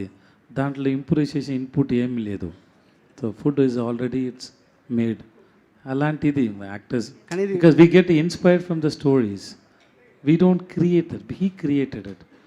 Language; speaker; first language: Telugu; non-native, learner; Tamil